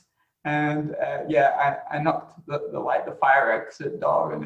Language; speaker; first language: English; native; English